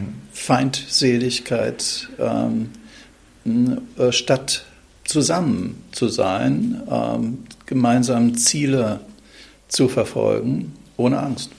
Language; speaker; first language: German; native; German